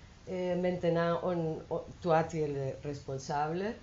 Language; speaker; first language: French; non-native, fluent; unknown